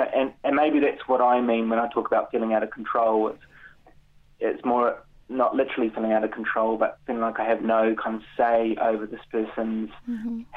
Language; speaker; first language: English; native; English